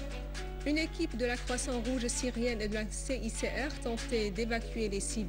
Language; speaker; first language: French; non-native, fluent; Arabic